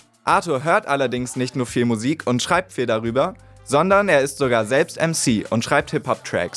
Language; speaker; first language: German; native; German